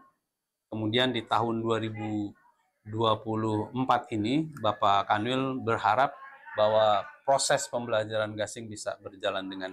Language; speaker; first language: Indonesian; native; Indonesian